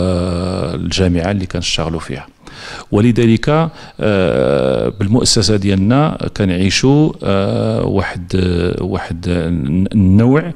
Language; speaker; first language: Arabic; native; Arabic